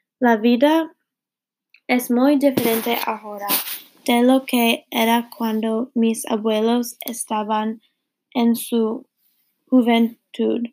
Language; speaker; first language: Spanish; non-native, learner; English